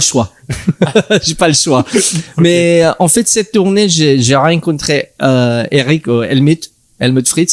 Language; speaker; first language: French; non-native, learner; English